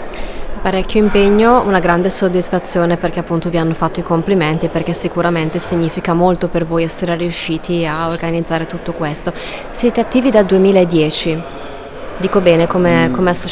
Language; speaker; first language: Italian; native; Italian